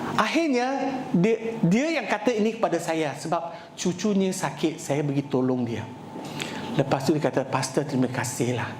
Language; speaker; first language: Malay; non-native, local second language; Chinese